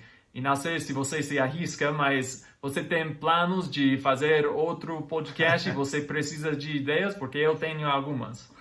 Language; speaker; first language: Portuguese; non-native, fluent; English